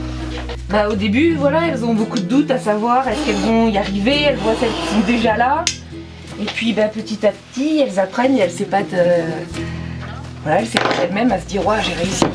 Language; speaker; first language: French; native; French